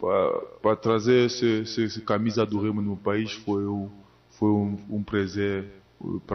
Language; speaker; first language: Portuguese; non-native, learner; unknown